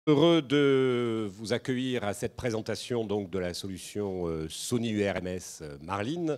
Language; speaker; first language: French; native; French